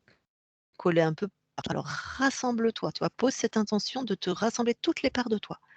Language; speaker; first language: French; native; French